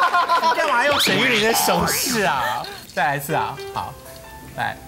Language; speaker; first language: Chinese; native; Chinese